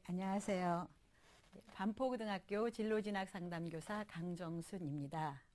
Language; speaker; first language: Korean; native; Korean